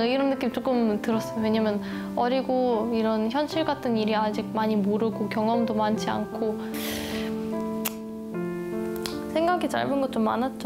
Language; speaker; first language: Korean; non-native, fluent; German